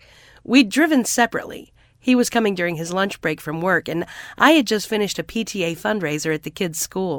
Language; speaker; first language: English; native; English